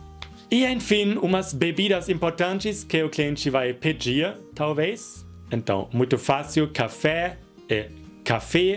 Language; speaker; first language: Portuguese; non-native, fluent; German